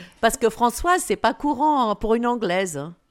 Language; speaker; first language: French; non-native, fluent; English